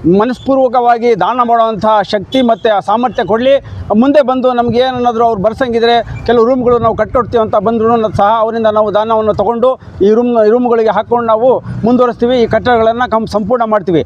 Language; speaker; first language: Kannada; non-native, local second language; Urdu